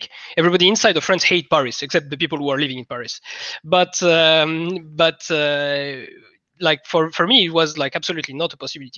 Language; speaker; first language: English; non-native, fluent; French